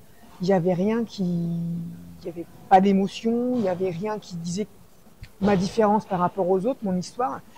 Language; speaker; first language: French; native; French